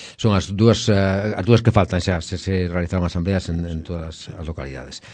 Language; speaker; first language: Galician; native; Galician